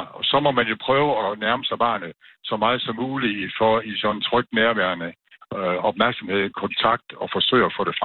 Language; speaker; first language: Danish; native; Danish